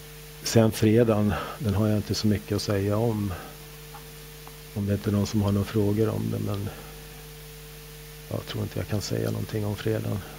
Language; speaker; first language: Swedish; native; Swedish